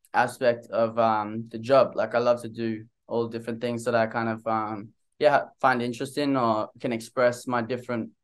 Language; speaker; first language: English; native; English